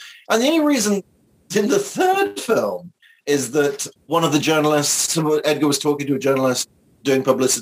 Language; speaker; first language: English; native; English